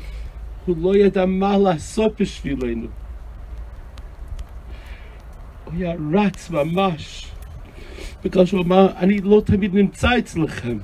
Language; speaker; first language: Hebrew; non-native, fluent; English